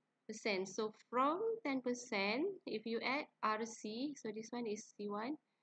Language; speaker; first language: English; non-native, local second language; Malay